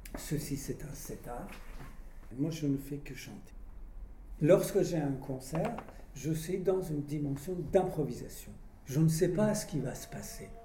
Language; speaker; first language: French; non-native, fluent; Persian